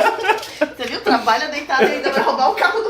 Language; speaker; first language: Portuguese; native; Portuguese